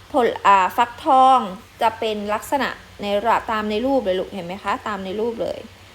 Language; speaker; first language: Thai; native; Thai